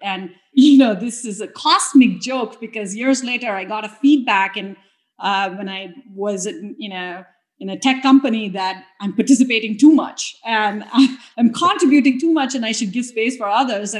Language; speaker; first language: English; non-native, local second language; Tamil